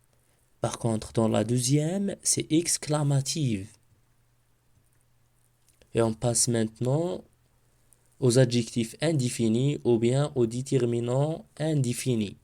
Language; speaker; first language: French; non-native, local second language; Arabic